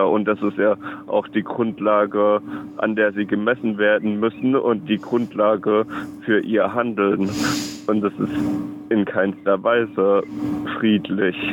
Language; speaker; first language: German; native; German